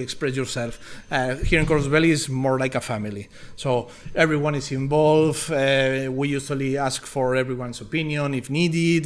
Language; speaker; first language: English; non-native, fluent; Spanish